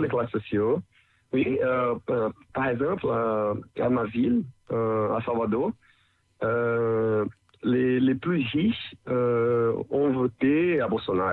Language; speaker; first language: French; non-native, learner; Portuguese